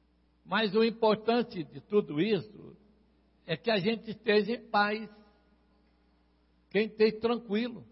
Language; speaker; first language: Portuguese; native; Portuguese